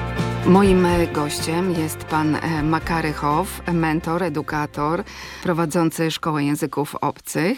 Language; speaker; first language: Polish; native; Polish